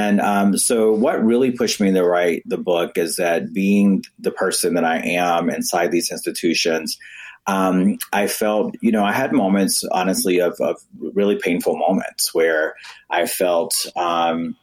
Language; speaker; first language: English; native; English